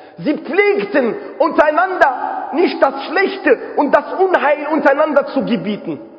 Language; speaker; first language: German; non-native, fluent; Arabic